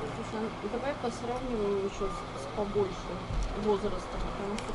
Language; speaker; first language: Russian; native; Russian